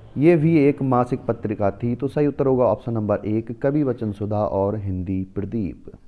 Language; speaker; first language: Hindi; native; Hindi